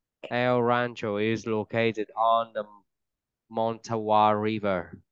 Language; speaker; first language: English; non-native, fluent; Vietnamese